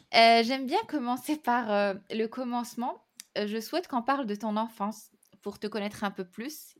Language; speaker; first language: French; native; French